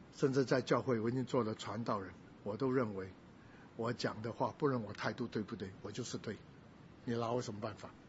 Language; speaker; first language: Chinese; non-native, local second language; Min Nan Chinese